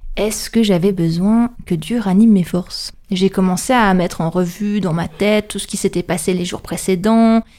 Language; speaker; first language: French; native; French